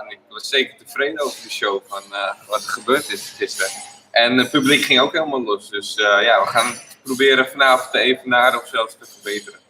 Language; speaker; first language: Dutch; native; Dutch